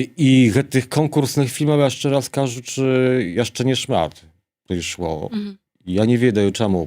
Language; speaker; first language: Polish; non-native, local second language; Belarusian